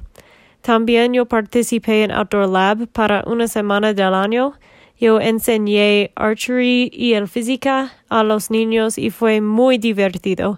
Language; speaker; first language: Spanish; non-native, learner; English